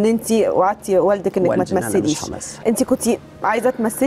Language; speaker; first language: Arabic; native; Arabic